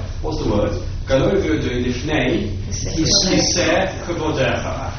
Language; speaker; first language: English; native; English